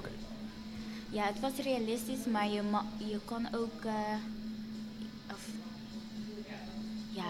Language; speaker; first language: Dutch; non-native, fluent; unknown